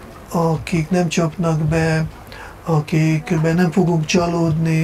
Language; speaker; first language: Hungarian; non-native, fluent; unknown